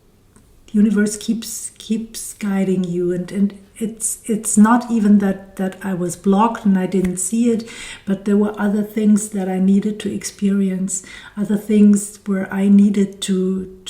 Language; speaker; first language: English; non-native, fluent; German